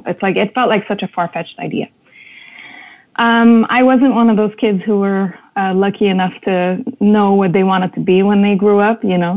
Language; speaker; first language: English; native; English